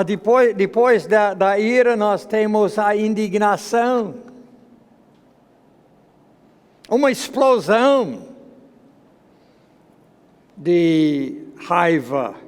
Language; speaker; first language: Portuguese; non-native, fluent; English